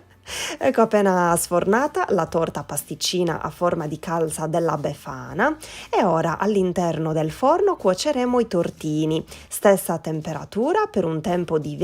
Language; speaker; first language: Italian; native; Italian